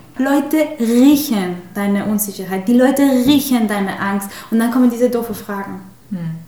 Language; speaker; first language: German; non-native, fluent; Spanish